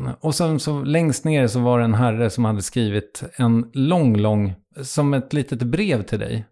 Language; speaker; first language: Swedish; native; Swedish